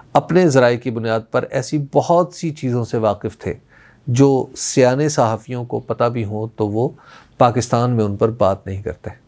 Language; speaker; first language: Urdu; non-native, local second language; Punjabi